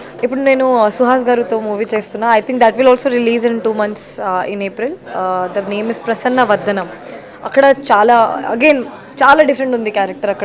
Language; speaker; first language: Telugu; non-native, fluent; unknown